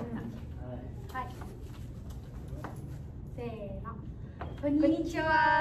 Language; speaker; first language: Japanese; non-native, learner; Filipino